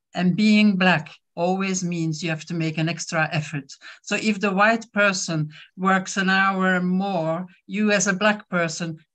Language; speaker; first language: English; non-native, fluent; French